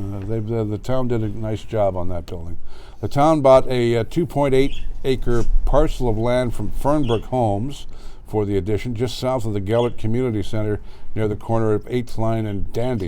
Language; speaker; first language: English; native; English